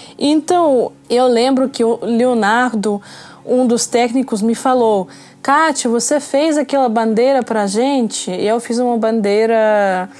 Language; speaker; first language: Portuguese; non-native, fluent; Russian